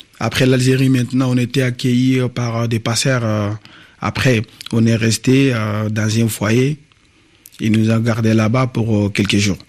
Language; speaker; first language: French; non-native, local second language; Bambara